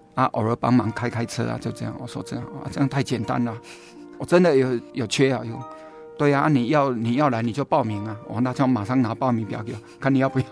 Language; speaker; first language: Chinese; native; Chinese